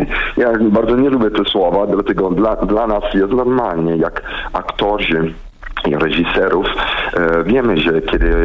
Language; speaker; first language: Polish; non-native, learner; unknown